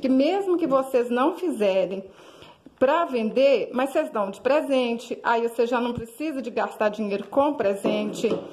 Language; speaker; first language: Portuguese; native; Portuguese